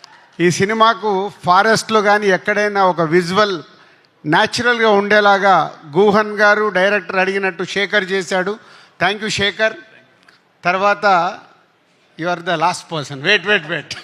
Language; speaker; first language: Telugu; native; Telugu